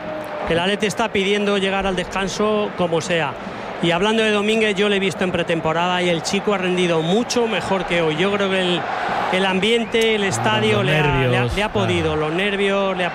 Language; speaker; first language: Spanish; native; Spanish